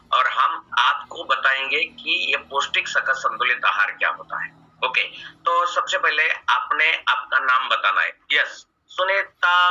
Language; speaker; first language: Hindi; non-native, local second language; Marathi